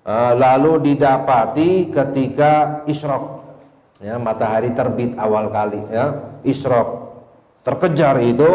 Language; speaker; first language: Indonesian; native; Indonesian